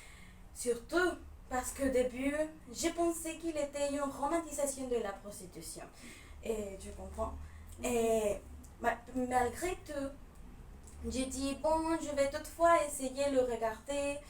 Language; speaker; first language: French; non-native, fluent; Spanish